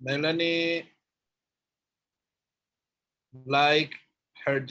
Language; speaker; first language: English; non-native, learner; Spanish